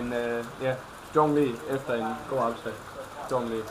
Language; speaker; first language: Danish; native; Danish